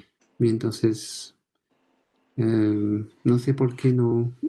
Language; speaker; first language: Spanish; non-native, fluent; French